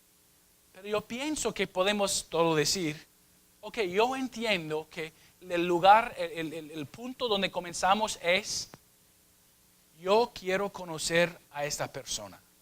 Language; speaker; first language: Spanish; non-native, fluent; English